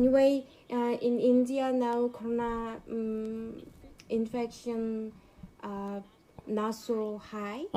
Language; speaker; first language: English; non-native, learner; Korean